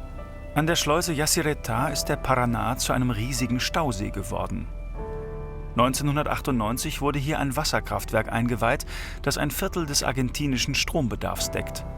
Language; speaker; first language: German; native; German